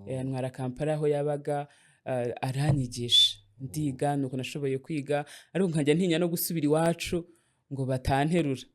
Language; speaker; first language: Kinyarwanda; early bilingual, heritage; Kinyarwanda